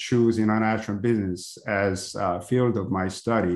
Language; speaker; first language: English; non-native, fluent; Korean